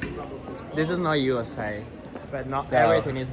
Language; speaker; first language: English; non-native, learner; Spanish